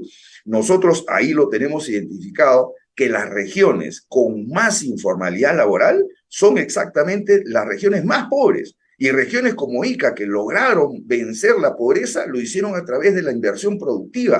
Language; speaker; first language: Spanish; native; Spanish